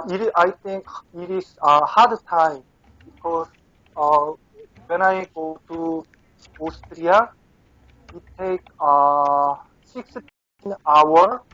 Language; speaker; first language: English; non-native, learner; Korean